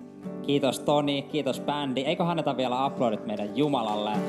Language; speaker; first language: Finnish; native; Finnish